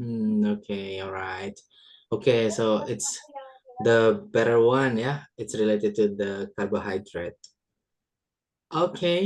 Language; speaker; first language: English; non-native, fluent; Indonesian